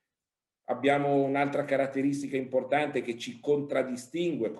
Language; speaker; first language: Italian; native; Italian